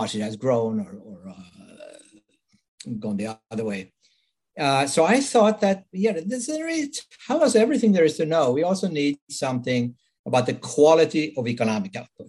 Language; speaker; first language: English; non-native, fluent; Swedish